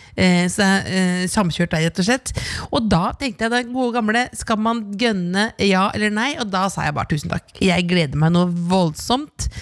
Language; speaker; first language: Norwegian; native; Norwegian